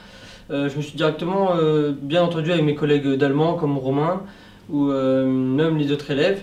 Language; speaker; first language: French; native; French